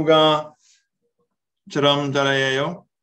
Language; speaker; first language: Korean; non-native, learner; English